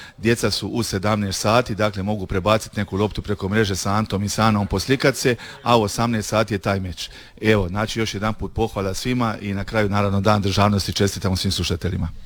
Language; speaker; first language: Croatian; native; Croatian